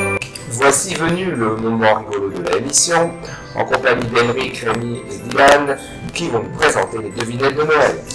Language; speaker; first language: French; native; French